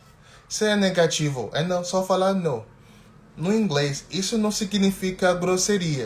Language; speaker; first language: Portuguese; non-native, fluent; English